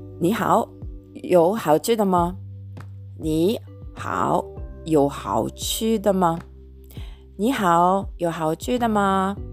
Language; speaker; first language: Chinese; non-native, learner; Japanese